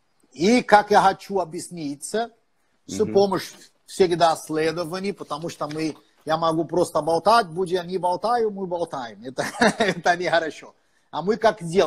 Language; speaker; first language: Russian; non-native, fluent; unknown